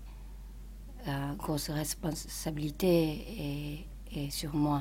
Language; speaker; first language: French; non-native, fluent; Japanese